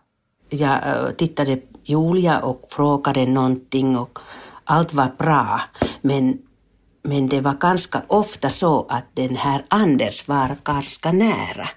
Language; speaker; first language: Swedish; non-native, learner; Finnish